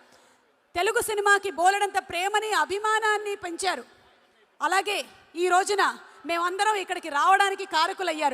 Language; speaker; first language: Telugu; native; Telugu